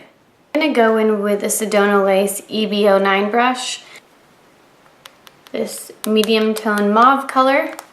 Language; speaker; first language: English; native; English